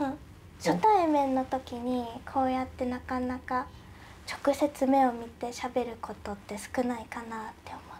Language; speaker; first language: Japanese; native; Japanese